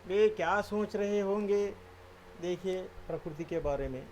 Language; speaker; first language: Hindi; non-native, local second language; Telugu